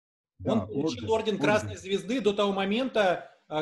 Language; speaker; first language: Russian; native; Russian